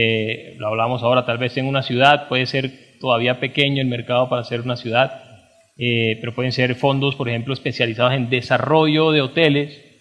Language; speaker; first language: Spanish; native; Spanish